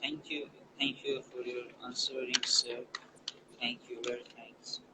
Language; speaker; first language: English; non-native, learner; Persian